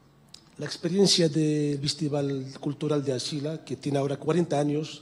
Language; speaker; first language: Spanish; non-native, fluent; Arabic